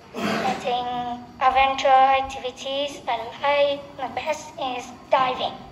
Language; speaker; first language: English; non-native, learner; Vietnamese